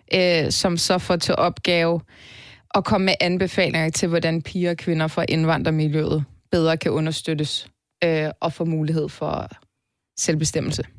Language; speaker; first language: Danish; early bilingual, other home language; Turkish